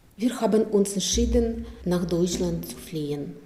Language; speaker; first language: German; non-native, learner; Russian